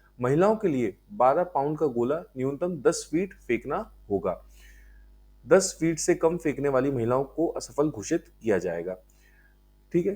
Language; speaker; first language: Hindi; native; Hindi